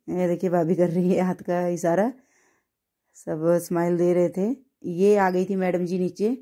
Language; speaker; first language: Hindi; native; Hindi